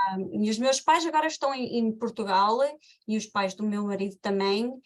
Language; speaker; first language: Portuguese; early bilingual, heritage; Portuguese